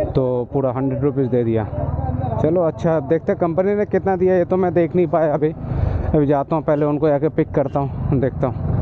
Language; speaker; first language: Hindi; non-native, local second language; Bangla